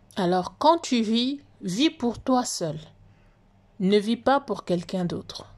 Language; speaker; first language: French; non-native, local second language; Lingala